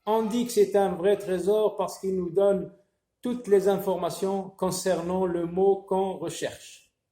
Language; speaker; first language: French; non-native, local second language; Arabic